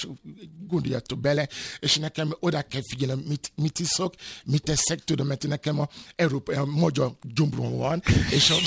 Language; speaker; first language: Hungarian; non-native, fluent; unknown